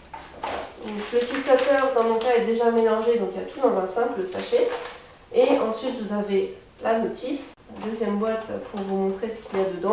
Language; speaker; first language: French; native; French